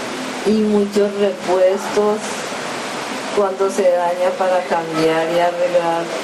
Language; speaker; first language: Spanish; early bilingual, other home language; Japanese